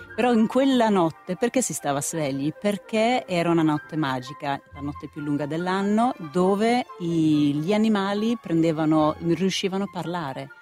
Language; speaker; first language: Italian; non-native, fluent; Swedish